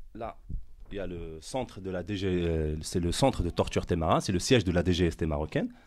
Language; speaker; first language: French; non-native, local second language; Arabic